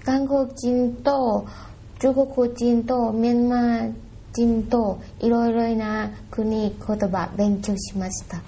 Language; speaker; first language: Japanese; non-native, learner; Thai